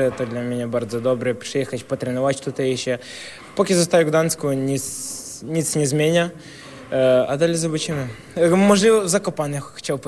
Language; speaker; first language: Polish; non-native, learner; Ukrainian